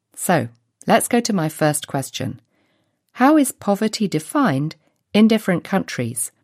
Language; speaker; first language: English; native; English